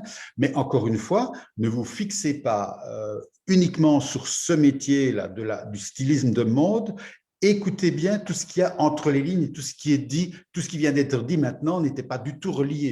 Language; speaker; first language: French; native; French